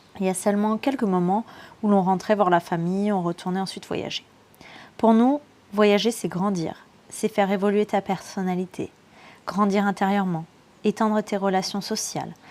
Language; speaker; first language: French; native; French